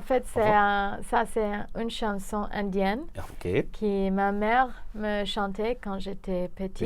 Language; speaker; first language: French; non-native, fluent; English